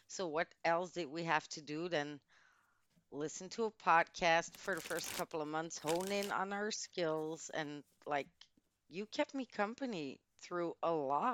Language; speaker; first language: English; non-native, fluent; Dutch